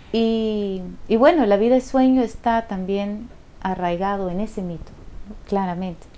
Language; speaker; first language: Spanish; non-native, fluent; Dutch